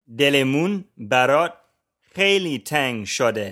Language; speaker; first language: Persian; non-native, learner; English